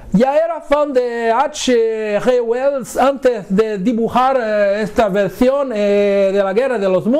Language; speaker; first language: Spanish; non-native, fluent; Portuguese